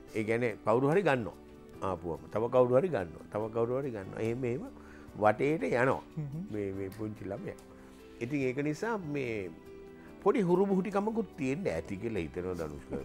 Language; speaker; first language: Sinhala; native; Sinhala